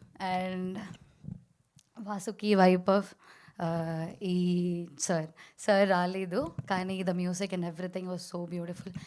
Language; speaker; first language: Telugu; non-native, learner; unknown